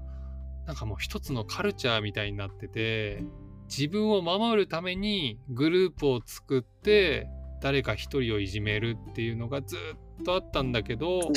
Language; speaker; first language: Japanese; native; Japanese